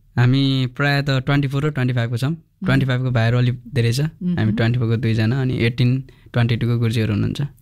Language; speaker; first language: Nepali; native; Nepali